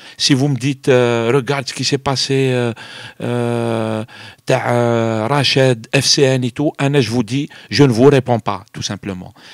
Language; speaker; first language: French; non-native, local second language; Arabic